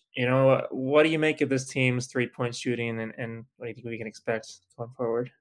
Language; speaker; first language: English; native; English